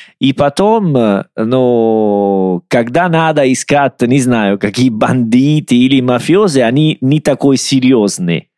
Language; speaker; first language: Russian; non-native, learner; Italian